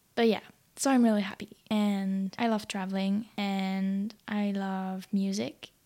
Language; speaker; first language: English; non-native, fluent; French